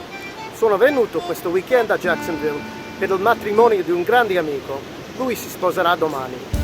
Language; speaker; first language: Italian; non-native, fluent; English